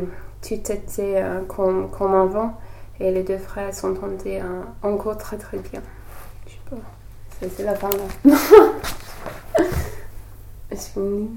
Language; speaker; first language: French; non-native, learner; English